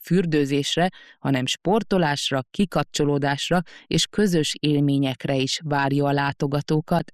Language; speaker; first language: Hungarian; native; Hungarian